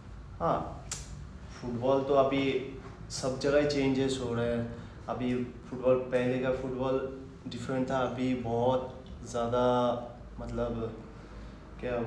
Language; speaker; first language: Hindi; non-native, local second language; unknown